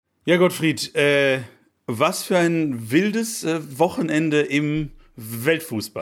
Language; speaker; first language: German; native; German